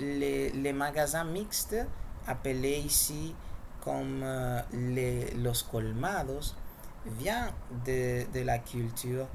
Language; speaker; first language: French; non-native, learner; Spanish